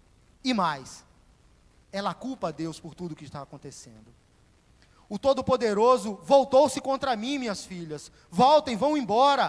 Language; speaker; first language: Portuguese; native; Portuguese